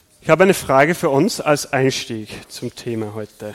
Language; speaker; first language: German; non-native, fluent; English